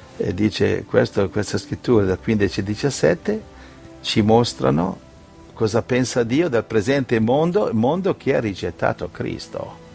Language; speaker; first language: Italian; native; Italian